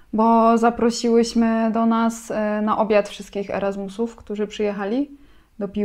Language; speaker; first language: Polish; native; Polish